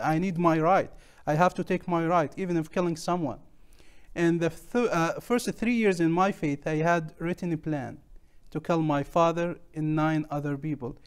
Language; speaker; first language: English; non-native, learner; Arabic